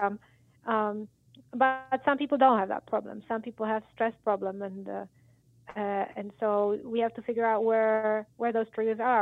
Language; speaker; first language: English; non-native, fluent; Polish